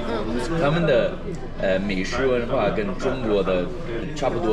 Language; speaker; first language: Chinese; non-native, fluent; English